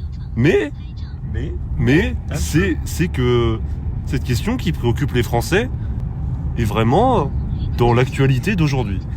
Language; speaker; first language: French; native; French